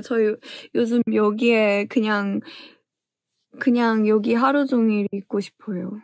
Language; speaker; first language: Korean; early bilingual, heritage; English